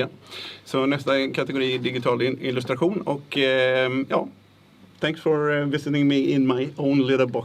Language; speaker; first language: Swedish; native; Swedish